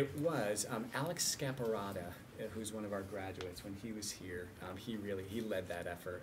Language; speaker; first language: English; native; English